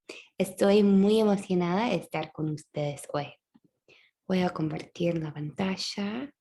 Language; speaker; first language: Spanish; non-native, fluent; English